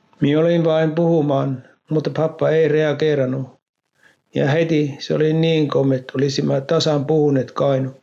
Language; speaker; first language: Finnish; non-native, local second language; Norwegian